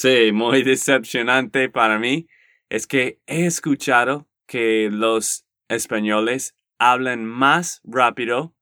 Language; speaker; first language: Spanish; non-native, learner; English